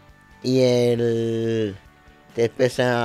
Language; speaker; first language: Catalan; non-native, local second language; Spanish